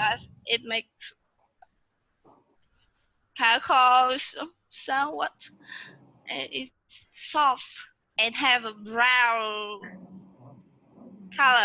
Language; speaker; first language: English; non-native, learner; Vietnamese